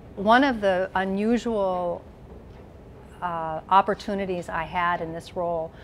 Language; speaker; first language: English; native; English